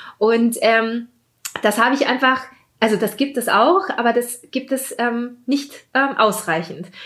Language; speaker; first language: German; early bilingual, other home language; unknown